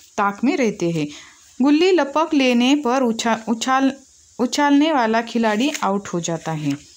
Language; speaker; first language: Hindi; non-native, local second language; Marathi